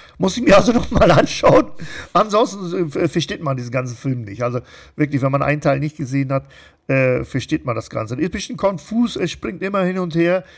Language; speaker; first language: German; early bilingual, other home language; Turkish